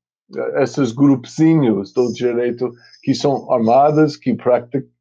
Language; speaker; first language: Portuguese; non-native, fluent; English